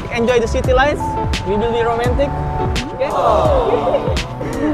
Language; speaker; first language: English; non-native, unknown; Indonesian